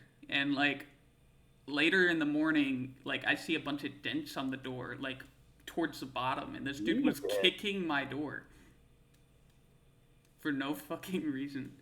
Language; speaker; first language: English; native; English